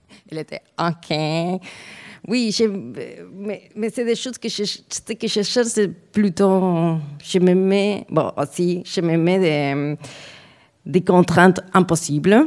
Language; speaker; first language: French; non-native, fluent; Spanish